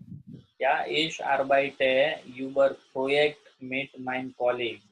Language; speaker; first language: German; non-native, learner; Gujarati